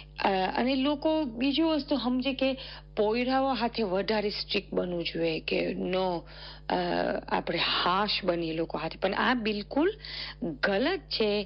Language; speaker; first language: Gujarati; early bilingual, heritage; Gujarati